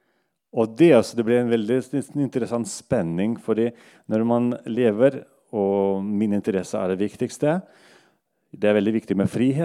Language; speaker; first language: Norwegian; non-native, local second language; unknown